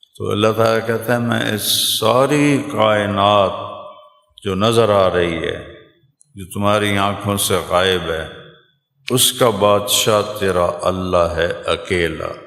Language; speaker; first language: Urdu; non-native, local second language; Punjabi